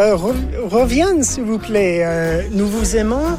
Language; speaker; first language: French; non-native, fluent; English